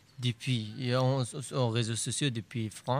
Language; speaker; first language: French; non-native, learner; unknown